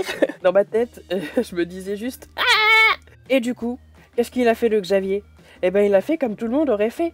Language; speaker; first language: French; native; French